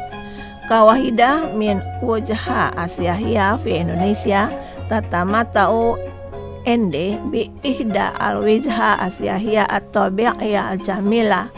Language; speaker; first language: Arabic; non-native, fluent; Indonesian